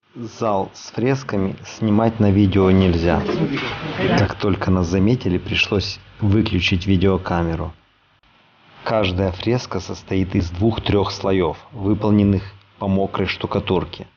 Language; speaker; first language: Russian; native; Russian